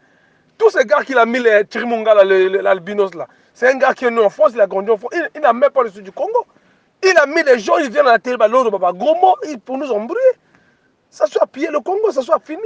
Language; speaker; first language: French; non-native, local second language; Lingala